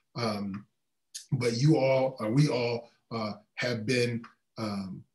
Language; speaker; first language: English; native; English